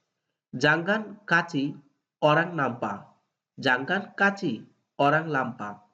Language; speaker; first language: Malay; non-native, fluent; Bangla